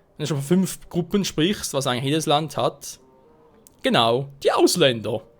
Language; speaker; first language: German; native; German